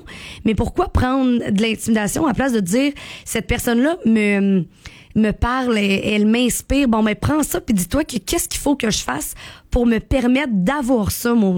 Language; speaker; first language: French; native; French